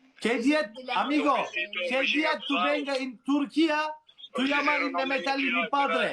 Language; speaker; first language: Spanish; non-native, learner; Turkish